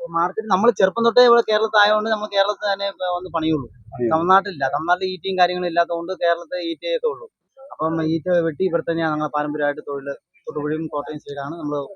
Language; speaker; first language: Malayalam; non-native, local second language; Tamil